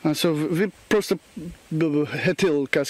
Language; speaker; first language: Russian; non-native, learner; English